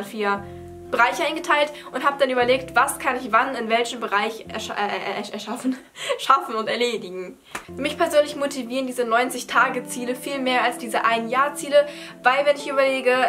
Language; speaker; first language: German; native; German